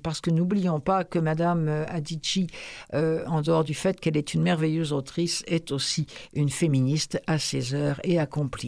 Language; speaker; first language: French; native; French